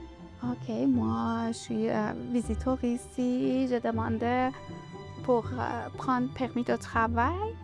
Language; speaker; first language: French; non-native, learner; Persian